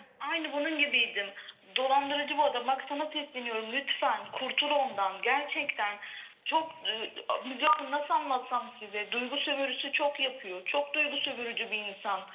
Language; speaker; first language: Turkish; native; Turkish